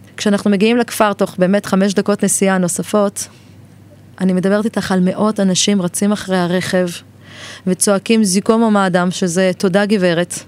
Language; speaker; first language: Hebrew; native; Hebrew